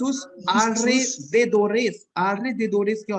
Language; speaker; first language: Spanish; non-native, fluent; Hindi